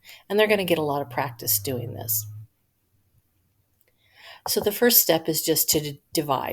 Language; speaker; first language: English; native; English